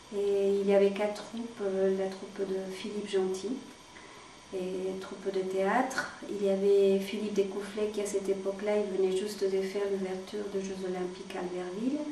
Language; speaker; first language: French; non-native, fluent; Spanish